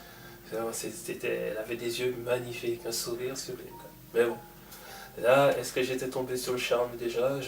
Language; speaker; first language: French; native; French